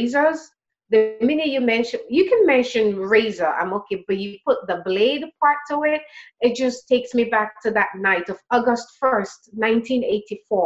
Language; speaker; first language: English; non-native, local second language; Krio